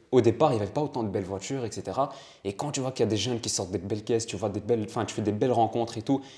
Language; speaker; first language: French; early bilingual, other home language; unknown